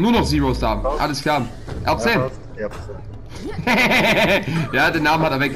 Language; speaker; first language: German; native; German